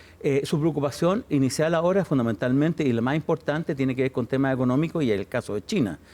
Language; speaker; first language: Spanish; native; Spanish